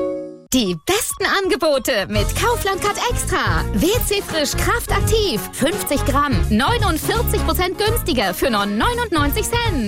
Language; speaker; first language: German; native; German